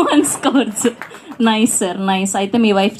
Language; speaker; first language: Telugu; native; Telugu